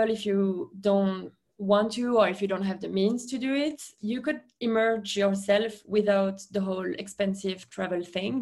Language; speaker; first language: English; non-native, fluent; French